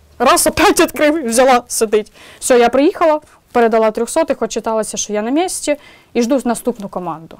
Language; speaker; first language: Ukrainian; native; Ukrainian